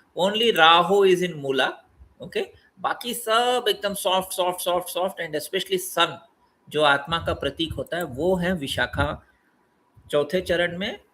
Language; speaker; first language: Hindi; non-native, local second language; Telugu